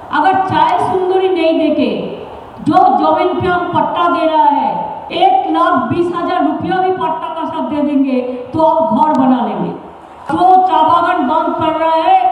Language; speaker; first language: Hindi; non-native, local second language; Bangla